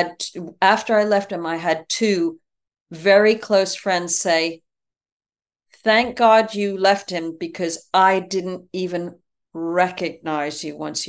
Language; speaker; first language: English; native; English